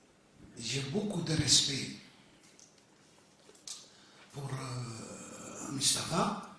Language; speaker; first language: French; early bilingual, other home language; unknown